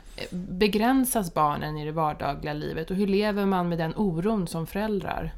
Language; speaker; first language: Swedish; native; Swedish